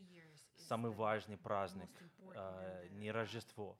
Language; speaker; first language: Russian; non-native, fluent; English